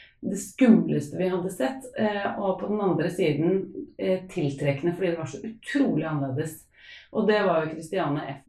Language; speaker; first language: Norwegian; native; Norwegian